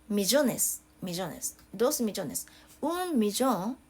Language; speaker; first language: Spanish; non-native, learner; Japanese